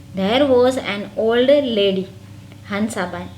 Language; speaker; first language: English; non-native, local second language; Gujarati